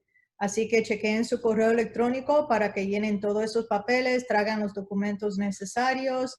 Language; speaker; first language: Spanish; early bilingual, heritage; Spanish